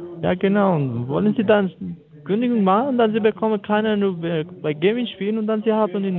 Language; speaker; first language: German; non-native, learner; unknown